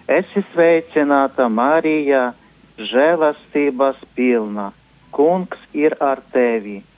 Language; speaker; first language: Latvian; non-native, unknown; Ukrainian